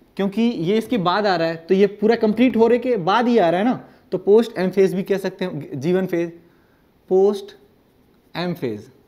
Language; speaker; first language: Hindi; non-native, local second language; Gujarati